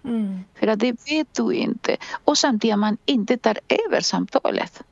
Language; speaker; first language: Swedish; non-native, fluent; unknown